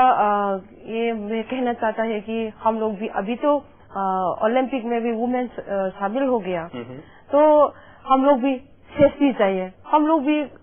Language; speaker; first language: Hindi; non-native, local second language; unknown